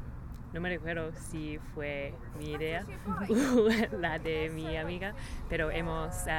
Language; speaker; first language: Spanish; non-native, learner; English